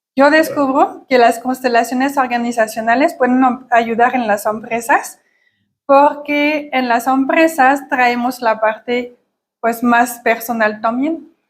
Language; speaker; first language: Spanish; non-native, fluent; French